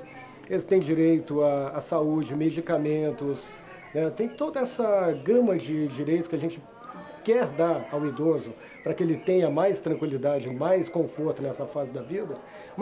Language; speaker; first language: Portuguese; native; Portuguese